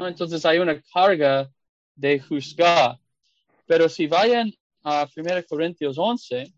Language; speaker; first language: Spanish; non-native, fluent; English